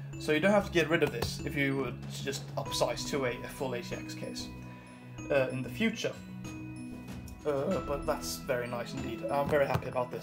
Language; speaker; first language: English; non-native, fluent; Swedish